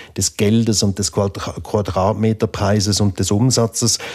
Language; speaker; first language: German; native; German